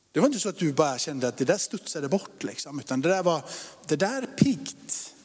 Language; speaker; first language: Swedish; native; Swedish